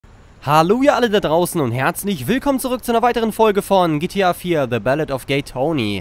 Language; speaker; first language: German; native; German